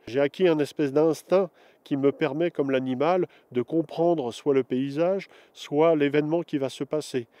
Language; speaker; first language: French; native; French